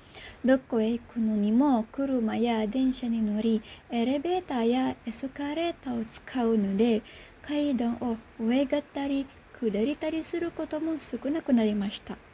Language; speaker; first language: Japanese; non-native, learner; Indonesian